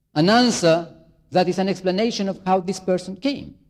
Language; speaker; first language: English; non-native, fluent; Spanish